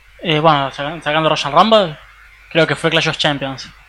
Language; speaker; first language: Spanish; native; Spanish